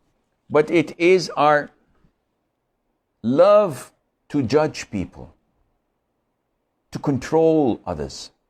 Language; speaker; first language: English; non-native, fluent; Arabic